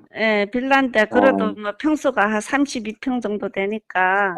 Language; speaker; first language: Korean; early bilingual, heritage; Korean